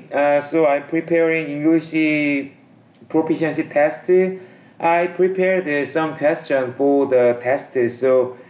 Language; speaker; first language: English; non-native, learner; Korean